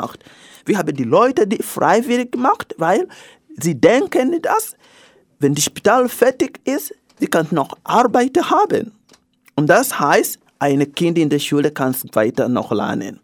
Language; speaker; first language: German; non-native, learner; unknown